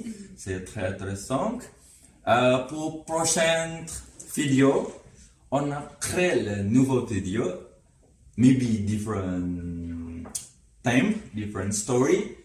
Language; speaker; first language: French; non-native, learner; Indonesian